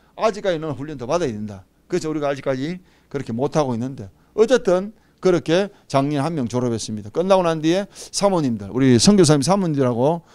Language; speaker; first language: Korean; native; Korean